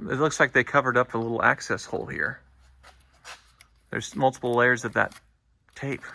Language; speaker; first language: English; native; English